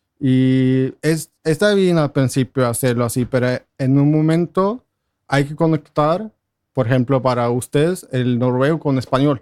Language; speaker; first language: Spanish; non-native, fluent; Norwegian